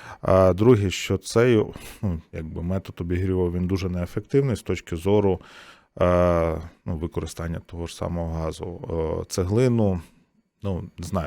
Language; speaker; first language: Ukrainian; native; Ukrainian